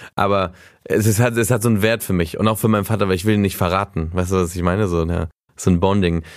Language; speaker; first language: German; early bilingual, heritage; German